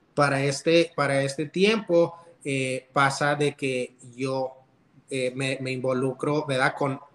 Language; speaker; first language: Spanish; early bilingual, heritage; Spanish